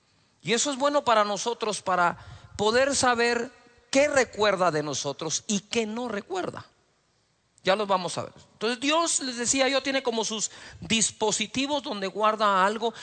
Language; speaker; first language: Spanish; native; Spanish